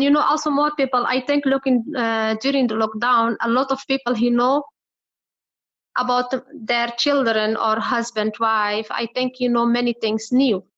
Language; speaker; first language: English; non-native, learner; Arabic